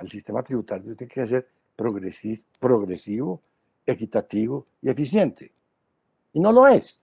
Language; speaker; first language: Spanish; native; Spanish